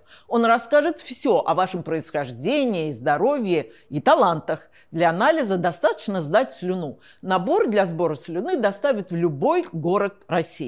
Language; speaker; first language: Russian; native; Russian